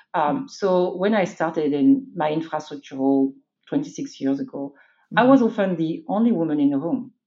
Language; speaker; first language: English; non-native, fluent; French